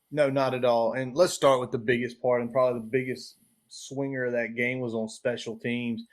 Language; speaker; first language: English; native; English